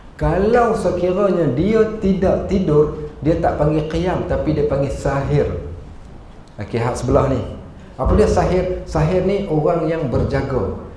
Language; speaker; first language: Malay; native; Malay